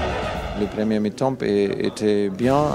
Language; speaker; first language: French; non-native, fluent; German